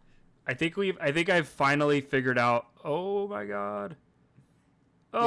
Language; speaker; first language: English; native; English